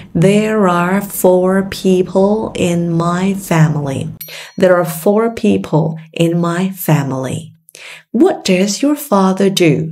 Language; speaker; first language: English; non-native, fluent; Vietnamese